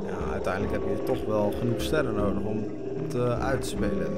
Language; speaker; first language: Dutch; native; Dutch